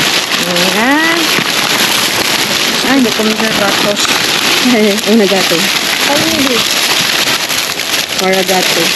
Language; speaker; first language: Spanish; non-native, learner; Filipino